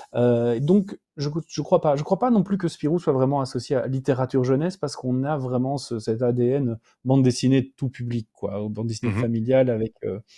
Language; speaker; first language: French; native; French